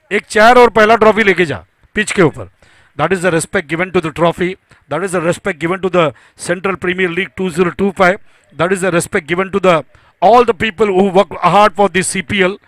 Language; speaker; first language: Hindi; non-native, local second language; Marathi